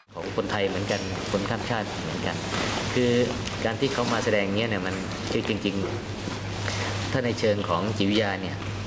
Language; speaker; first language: Thai; native; Thai